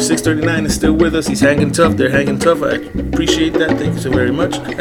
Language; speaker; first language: English; early bilingual, other home language; Spanish